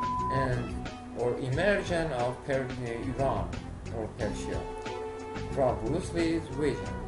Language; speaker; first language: English; non-native, learner; Persian